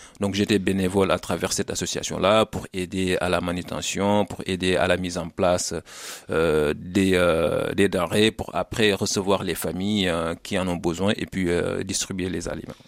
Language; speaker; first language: French; non-native, local second language; Wolof